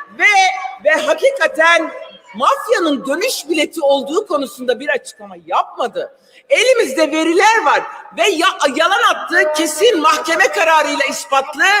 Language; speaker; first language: Turkish; non-native, local second language; Kurdish